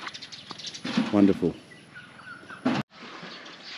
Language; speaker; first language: English; native; English